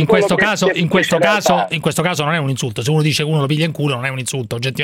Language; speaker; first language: Italian; native; Italian